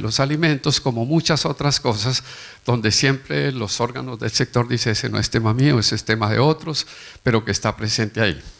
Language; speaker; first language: Spanish; native; Spanish